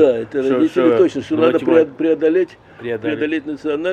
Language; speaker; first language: Russian; native; Russian